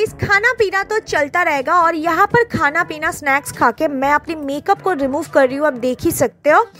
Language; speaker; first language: Hindi; non-native, local second language; Bangla